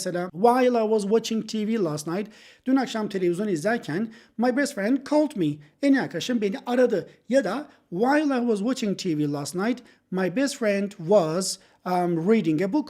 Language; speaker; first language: English; non-native, fluent; Turkish